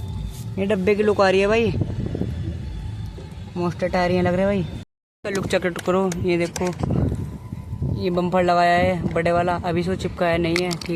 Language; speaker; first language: Hindi; native; Hindi